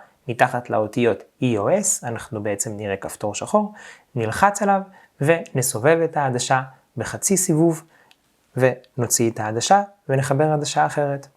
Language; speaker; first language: Hebrew; native; Hebrew